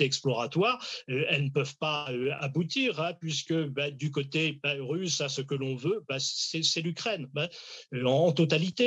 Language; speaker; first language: French; native; French